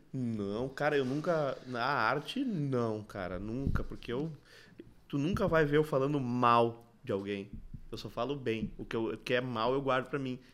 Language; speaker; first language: Portuguese; native; Portuguese